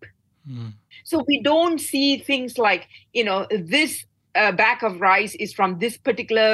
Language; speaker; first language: English; non-native, local second language; Tamil